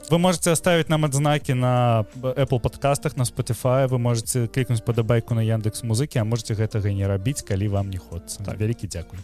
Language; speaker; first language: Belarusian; non-native, local second language; Russian